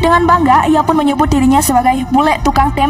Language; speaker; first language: Indonesian; native; Indonesian